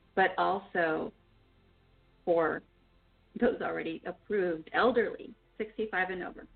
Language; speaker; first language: English; early bilingual, other home language; Spanish